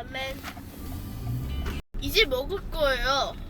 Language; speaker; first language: Korean; early bilingual, heritage; Korean